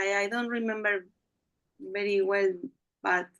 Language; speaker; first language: English; non-native, learner; Spanish